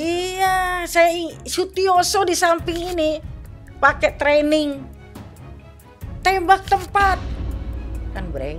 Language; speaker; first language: Indonesian; native; Indonesian